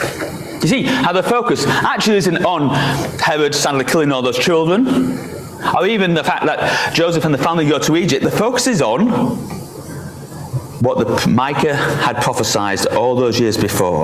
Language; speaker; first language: English; native; English